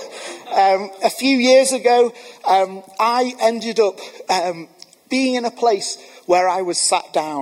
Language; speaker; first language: English; native; English